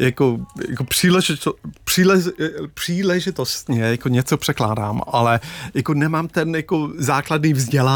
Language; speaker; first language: Czech; non-native, fluent; English